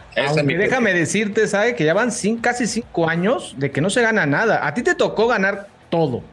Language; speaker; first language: Spanish; early bilingual, other home language; Portuguese